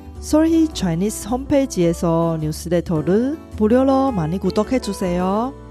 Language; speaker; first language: Korean; non-native, fluent; Chinese